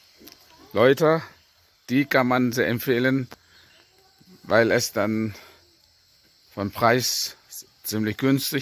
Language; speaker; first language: German; non-native, learner; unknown